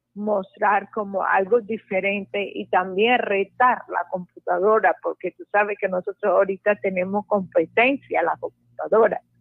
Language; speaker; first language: Spanish; non-native, fluent; Arabic